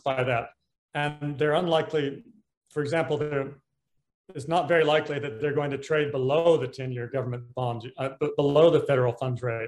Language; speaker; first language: English; native; English